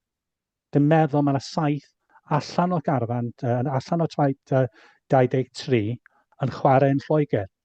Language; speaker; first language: Welsh; non-native, fluent; English